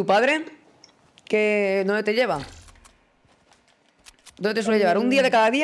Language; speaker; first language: Spanish; native; Spanish